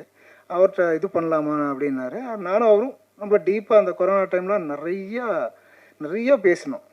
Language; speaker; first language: Tamil; native; Tamil